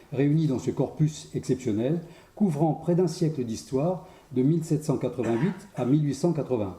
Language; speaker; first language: French; native; French